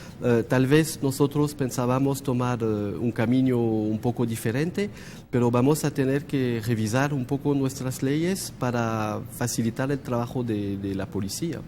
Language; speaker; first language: Spanish; non-native, fluent; French